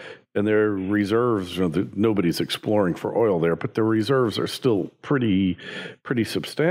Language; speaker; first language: English; native; English